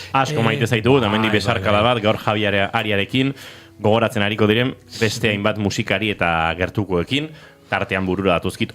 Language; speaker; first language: Basque; native; Basque